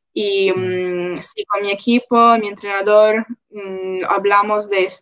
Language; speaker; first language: Spanish; non-native, local second language; Italian